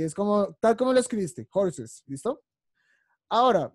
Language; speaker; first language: Spanish; native; Spanish